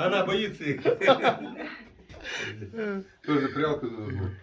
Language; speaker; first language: Russian; native; Russian